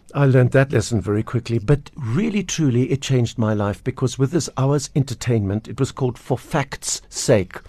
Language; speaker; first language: English; native; English